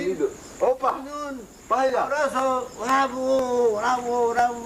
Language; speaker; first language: Spanish; non-native, learner; Hebrew